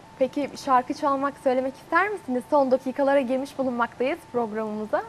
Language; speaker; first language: Turkish; native; Turkish